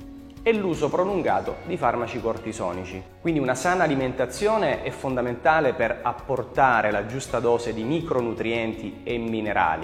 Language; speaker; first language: Italian; native; Italian